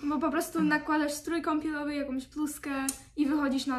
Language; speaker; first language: Polish; early bilingual, heritage; Polish